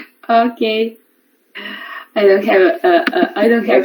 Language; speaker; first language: English; non-native, learner; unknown